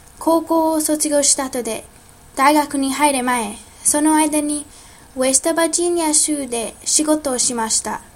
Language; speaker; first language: Japanese; non-native, learner; English